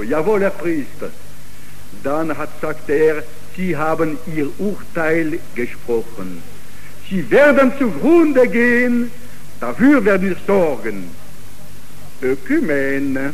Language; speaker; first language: German; non-native, fluent; Italian